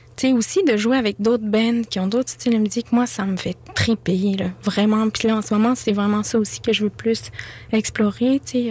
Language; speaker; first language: French; native; French